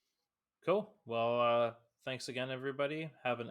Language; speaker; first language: English; native; English